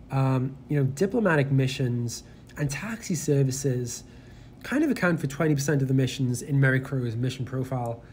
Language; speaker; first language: English; native; English